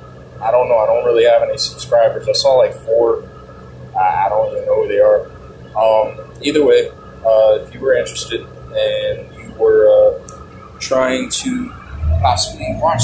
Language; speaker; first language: English; native; English